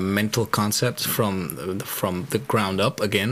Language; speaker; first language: English; non-native, fluent; German